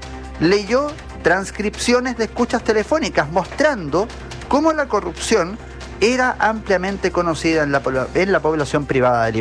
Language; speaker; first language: Spanish; native; Spanish